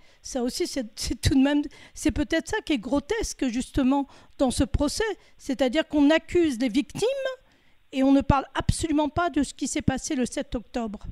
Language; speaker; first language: French; native; French